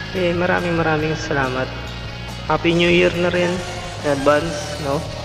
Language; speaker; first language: Filipino; non-native, local second language; Iloko